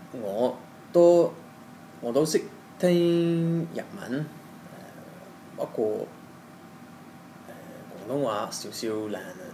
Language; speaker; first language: Chinese; non-native, learner; English